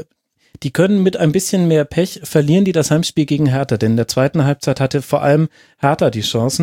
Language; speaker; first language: German; native; German